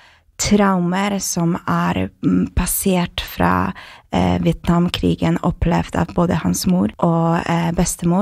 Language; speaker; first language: Norwegian; non-native, fluent; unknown